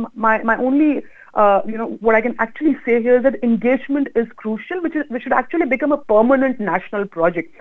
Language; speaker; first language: English; non-native, local second language; Hindi